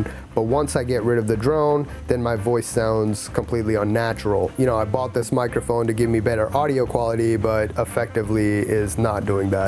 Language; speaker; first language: English; native; English